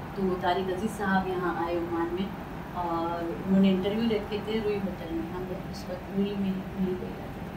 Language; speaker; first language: Urdu; native; Urdu